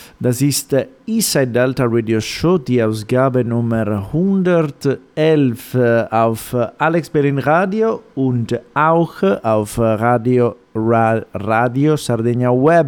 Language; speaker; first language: German; non-native, fluent; Italian